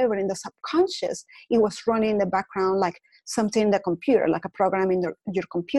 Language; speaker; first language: English; non-native, fluent; Spanish